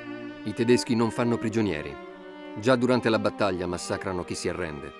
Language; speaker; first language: Italian; native; Italian